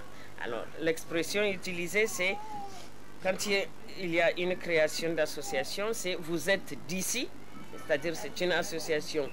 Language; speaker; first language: French; non-native, local second language; Hausa